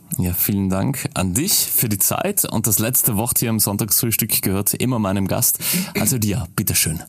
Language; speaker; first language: German; native; German